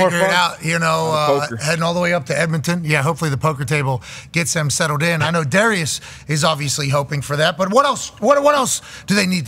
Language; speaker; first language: English; native; English